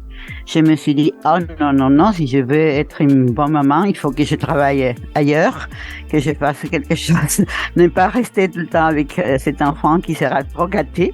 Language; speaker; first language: French; non-native, fluent; Spanish